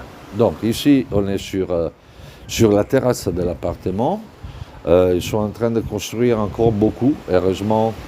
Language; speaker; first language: French; non-native, fluent; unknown